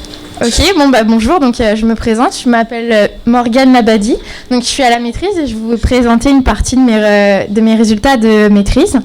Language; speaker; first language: French; native; French